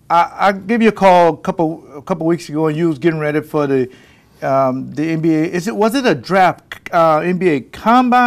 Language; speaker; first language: English; native; English